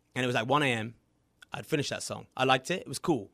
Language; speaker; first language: English; native; English